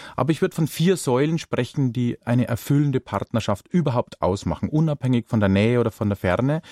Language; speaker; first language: German; native; German